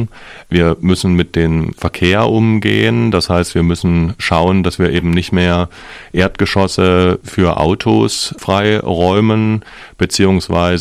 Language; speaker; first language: German; native; German